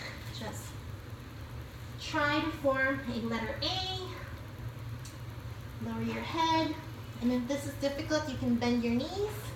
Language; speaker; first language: English; native; English